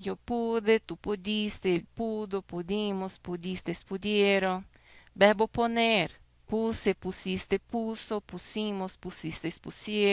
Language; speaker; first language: Spanish; non-native, fluent; Portuguese